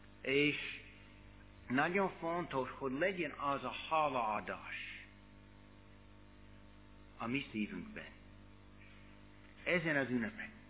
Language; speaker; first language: Hungarian; non-native, fluent; English